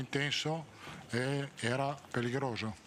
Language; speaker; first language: Portuguese; non-native, learner; Italian